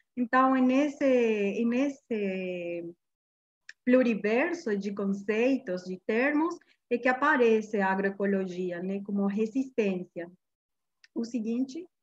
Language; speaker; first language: Portuguese; non-native, fluent; Guarani